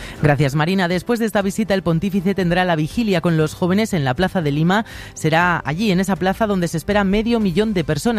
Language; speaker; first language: Spanish; native; Spanish